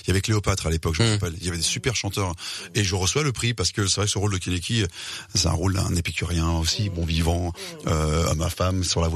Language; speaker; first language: French; native; French